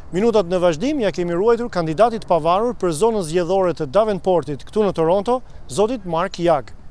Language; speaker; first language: Albanian; native; Albanian